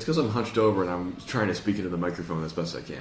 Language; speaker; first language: English; native; English